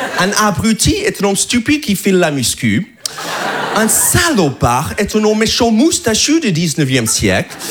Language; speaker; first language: French; non-native, fluent; English